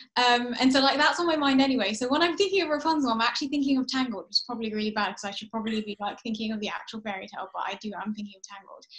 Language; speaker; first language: English; early bilingual, heritage; English